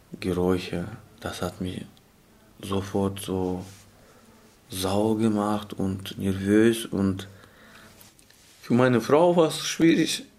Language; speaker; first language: German; non-native, learner; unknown